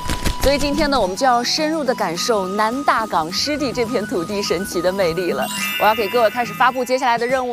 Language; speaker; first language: Chinese; native; Chinese